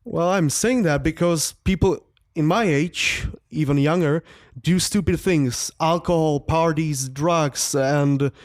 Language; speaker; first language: English; non-native, fluent; Czech